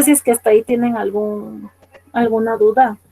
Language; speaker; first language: Spanish; native; Spanish